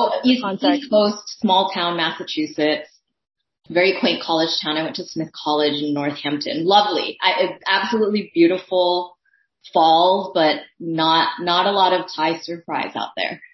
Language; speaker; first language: English; early bilingual, other home language; Thai